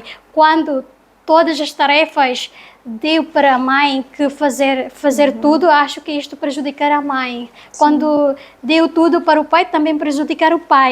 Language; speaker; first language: Portuguese; non-native, learner; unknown